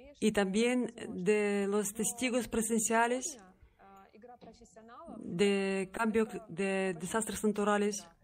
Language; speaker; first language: Spanish; non-native, learner; Russian